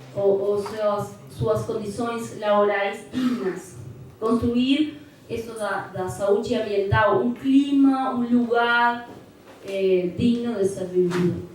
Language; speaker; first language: Portuguese; non-native, fluent; Spanish